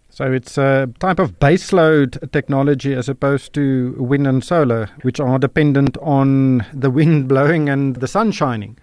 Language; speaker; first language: English; non-native, local second language; Afrikaans